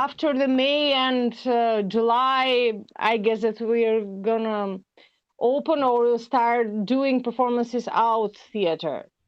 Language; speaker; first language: English; non-native, learner; Albanian